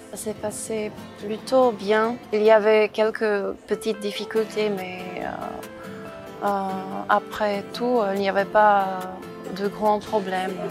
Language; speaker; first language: French; non-native, fluent; Czech